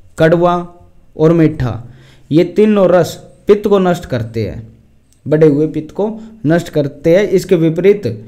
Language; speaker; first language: Hindi; native; Hindi